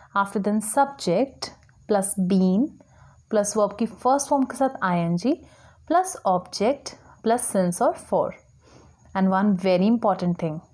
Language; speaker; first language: Hindi; native; Hindi